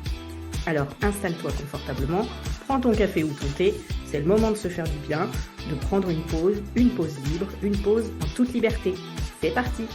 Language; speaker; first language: French; native; French